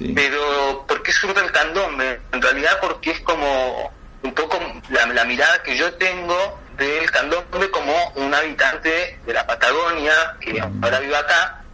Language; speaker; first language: Spanish; native; Spanish